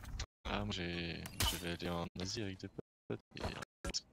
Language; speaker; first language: French; native; French